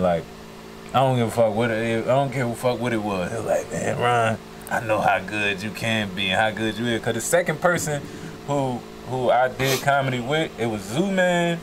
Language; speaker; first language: English; native; English